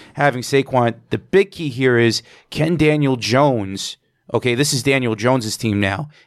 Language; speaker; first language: English; native; English